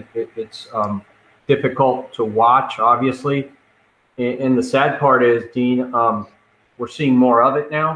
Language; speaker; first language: English; native; English